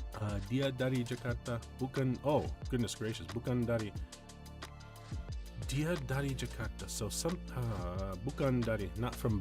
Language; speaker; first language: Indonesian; non-native, learner; English